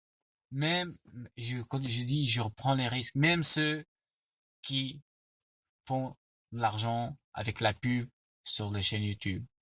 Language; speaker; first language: French; non-native, fluent; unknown